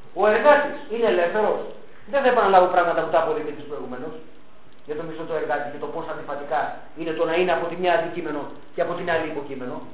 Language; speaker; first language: Greek; early bilingual, heritage; Greek